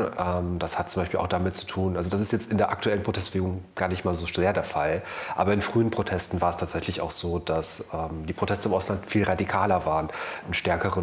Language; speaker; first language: German; native; German